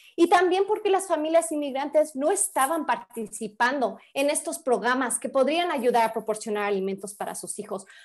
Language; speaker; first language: Spanish; early bilingual, heritage; Spanish